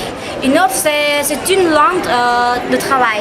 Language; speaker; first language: French; non-native, learner; Khmer